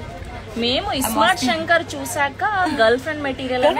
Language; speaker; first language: Telugu; native; Telugu